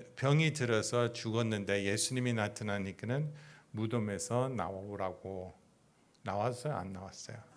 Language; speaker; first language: Korean; non-native, fluent; English